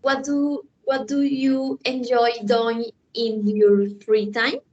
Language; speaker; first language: English; non-native, learner; Spanish